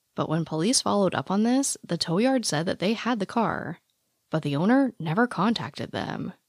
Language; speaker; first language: English; native; English